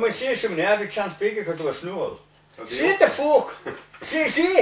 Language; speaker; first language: Swedish; non-native, learner; English